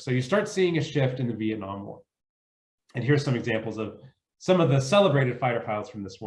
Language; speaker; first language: English; native; English